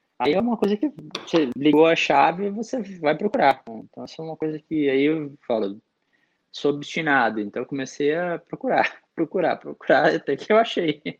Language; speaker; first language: Portuguese; native; Portuguese